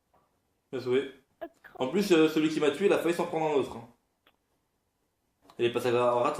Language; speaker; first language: French; native; French